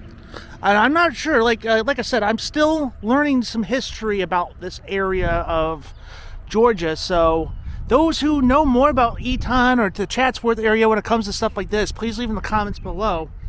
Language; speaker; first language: English; native; English